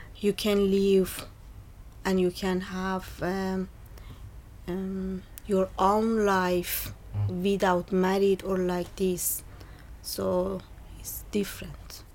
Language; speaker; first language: English; non-native, learner; Persian